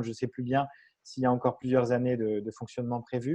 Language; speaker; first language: French; native; French